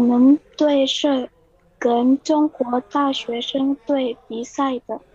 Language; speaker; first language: Chinese; non-native, learner; Indonesian